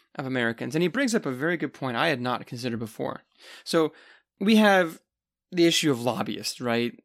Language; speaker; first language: English; native; English